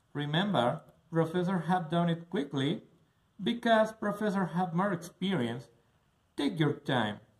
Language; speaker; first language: English; non-native, learner; Spanish